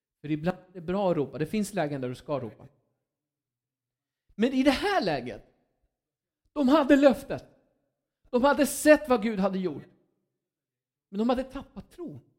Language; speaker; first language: Swedish; non-native, fluent; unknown